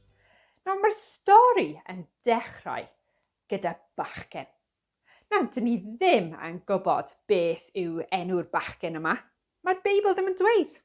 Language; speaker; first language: Welsh; non-native, fluent; English